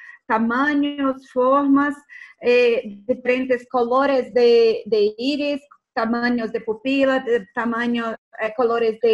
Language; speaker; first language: Spanish; non-native, fluent; Portuguese